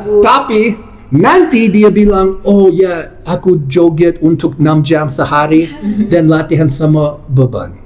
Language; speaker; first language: Indonesian; non-native, fluent; English